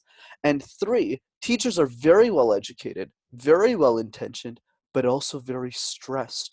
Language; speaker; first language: English; native; English